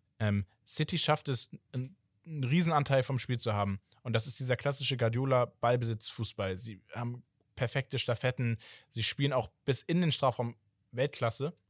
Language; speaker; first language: German; early bilingual, other home language; Portuguese